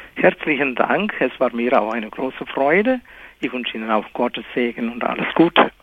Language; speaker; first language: German; non-native, fluent; Malayalam